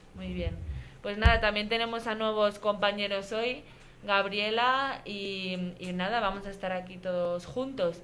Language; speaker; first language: Spanish; native; Spanish